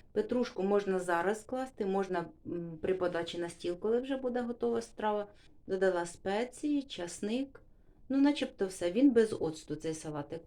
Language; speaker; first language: Ukrainian; non-native, local second language; Russian